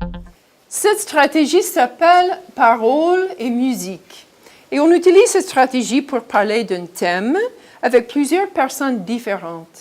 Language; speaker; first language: French; non-native, fluent; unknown